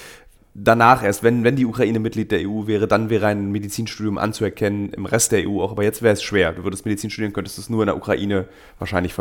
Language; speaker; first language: German; native; German